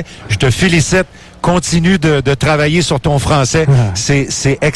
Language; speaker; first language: French; native; French